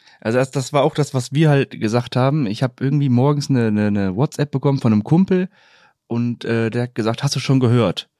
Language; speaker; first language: German; native; German